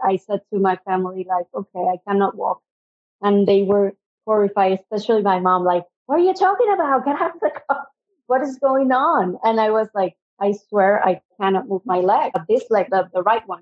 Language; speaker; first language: English; non-native, fluent; Spanish